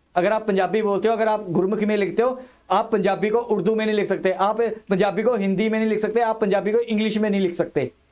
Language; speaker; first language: Hindi; non-native, local second language; Punjabi